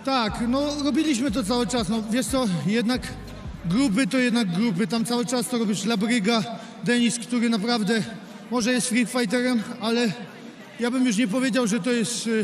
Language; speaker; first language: Polish; native; Polish